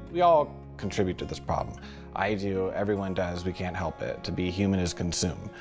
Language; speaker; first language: English; native; English